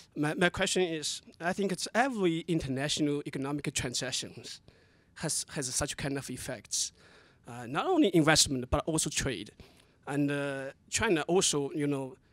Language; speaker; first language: English; non-native, fluent; Chinese